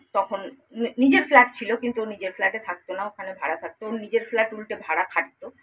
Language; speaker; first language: Bangla; native; Bangla